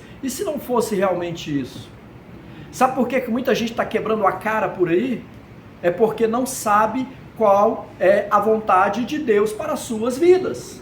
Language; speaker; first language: Portuguese; native; Portuguese